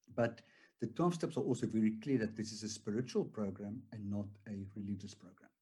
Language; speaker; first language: English; non-native, local second language; Afrikaans